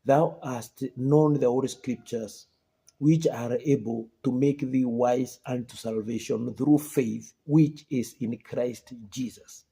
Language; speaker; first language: English; non-native, local second language; Swahili